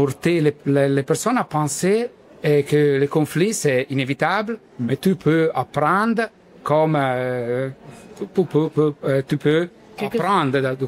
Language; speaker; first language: French; non-native, learner; Italian